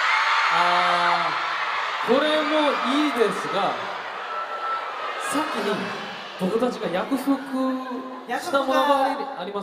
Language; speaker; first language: Japanese; non-native, learner; Korean